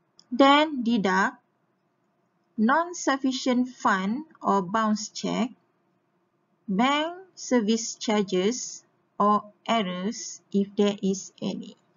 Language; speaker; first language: English; non-native, local second language; Malay